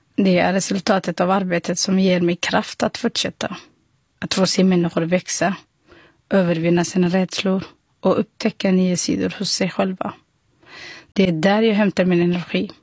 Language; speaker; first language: Swedish; non-native, fluent; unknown